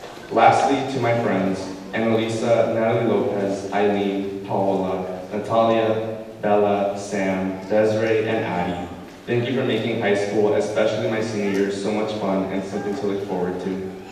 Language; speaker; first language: English; early bilingual, other home language; Spanish